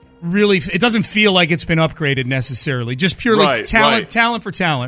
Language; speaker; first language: English; native; English